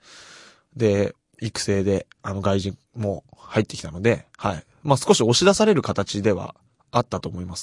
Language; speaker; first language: Japanese; native; Japanese